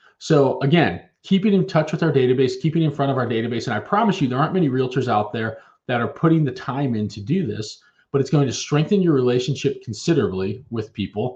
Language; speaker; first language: English; native; English